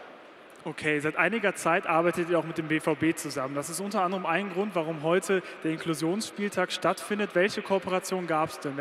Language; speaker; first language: German; native; German